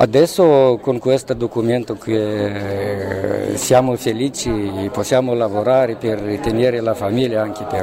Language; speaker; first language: Italian; non-native, learner; Romanian